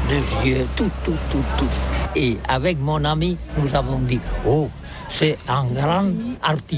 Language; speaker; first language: French; non-native, learner; Catalan